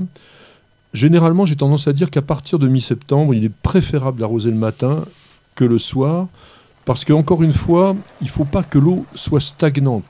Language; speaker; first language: French; native; French